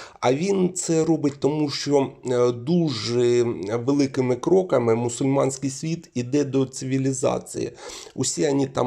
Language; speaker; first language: Ukrainian; non-native, local second language; Russian